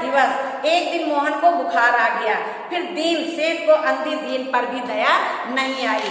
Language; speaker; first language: Hindi; native; Hindi